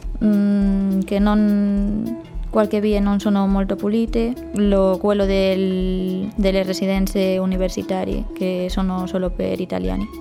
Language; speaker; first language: Italian; non-native, fluent; Spanish